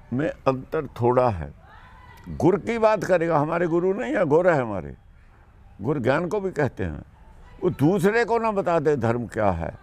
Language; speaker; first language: Hindi; non-native, local second language; Punjabi